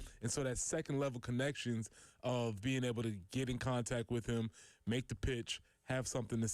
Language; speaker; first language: English; native; English